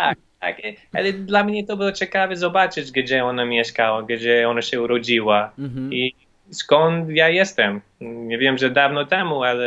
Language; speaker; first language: Polish; non-native, learner; English